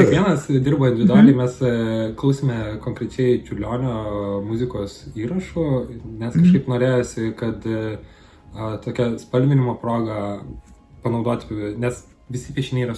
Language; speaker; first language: Lithuanian; native; Lithuanian